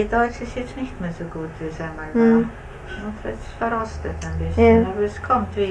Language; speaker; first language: German; native; German